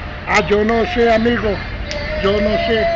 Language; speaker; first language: Spanish; native; Spanish